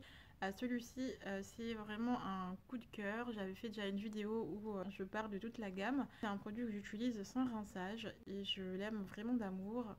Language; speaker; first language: French; native; French